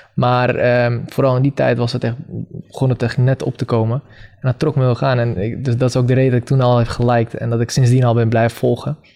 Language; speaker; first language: Dutch; early bilingual, other home language; Turkish